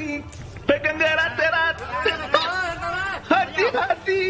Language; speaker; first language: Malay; non-native, learner; Portuguese